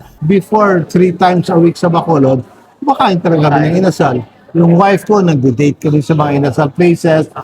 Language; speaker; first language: Filipino; non-native, local second language; Hiligaynon